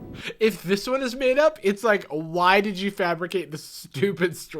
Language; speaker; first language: English; native; English